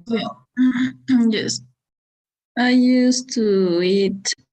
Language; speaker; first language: English; non-native, learner; Spanish